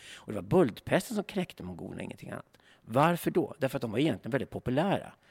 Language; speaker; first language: Swedish; native; Swedish